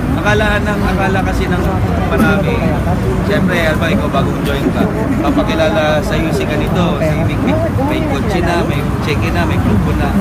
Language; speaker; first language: Filipino; non-native, local second language; Bikol